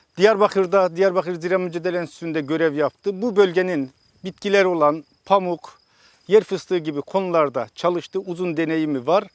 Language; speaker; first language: Turkish; native; Turkish